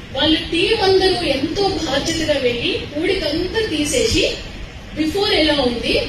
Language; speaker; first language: Telugu; native; Telugu